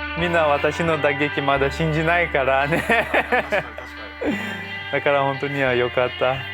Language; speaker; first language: Japanese; non-native, learner; Portuguese